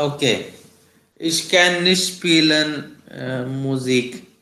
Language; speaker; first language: German; non-native, learner; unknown